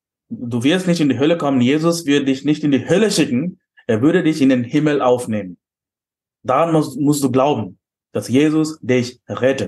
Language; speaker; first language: German; non-native, fluent; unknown